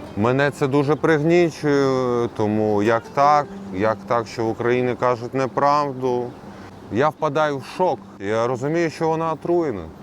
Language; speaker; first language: Ukrainian; native; Ukrainian